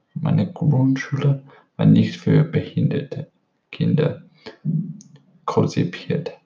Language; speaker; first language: German; non-native, learner; English